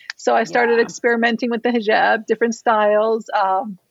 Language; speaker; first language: English; native; English